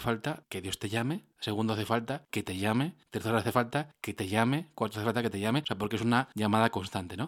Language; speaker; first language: Spanish; native; Spanish